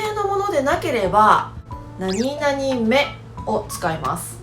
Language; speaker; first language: Japanese; native; Japanese